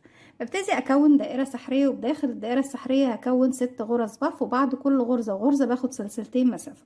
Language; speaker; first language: Arabic; native; Arabic